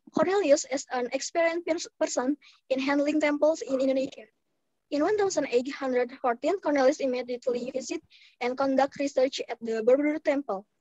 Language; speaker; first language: English; non-native, fluent; Indonesian